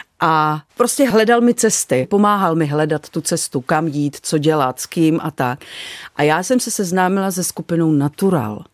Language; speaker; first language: Czech; native; Czech